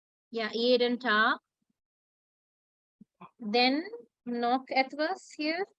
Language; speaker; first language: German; non-native, fluent; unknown